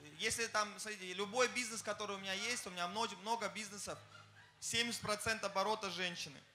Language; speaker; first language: Russian; non-native, fluent; German